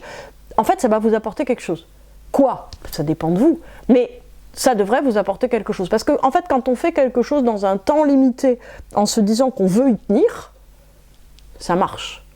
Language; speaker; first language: French; native; French